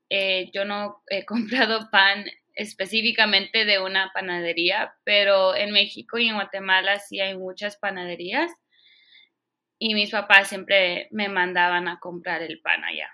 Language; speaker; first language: Spanish; early bilingual, heritage; Spanish